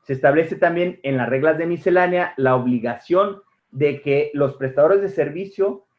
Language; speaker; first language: Spanish; native; Spanish